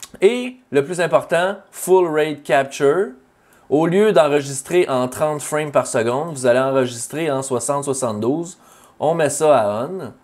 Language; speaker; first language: French; native; French